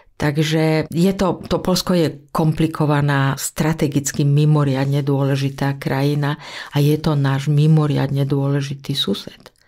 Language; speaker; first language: Slovak; native; Slovak